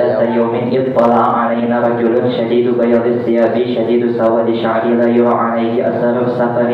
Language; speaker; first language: Arabic; non-native, learner; Indonesian